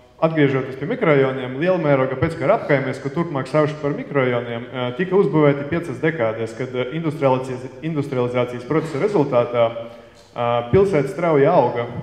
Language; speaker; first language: Latvian; non-native, local second language; Russian